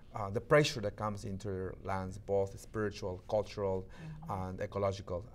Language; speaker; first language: English; non-native, fluent; Shipibo-Conibo